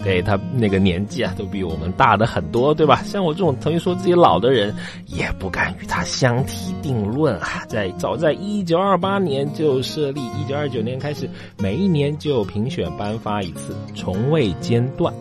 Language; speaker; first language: Chinese; native; Chinese